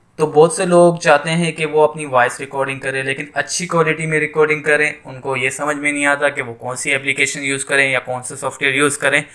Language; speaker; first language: Hindi; native; Hindi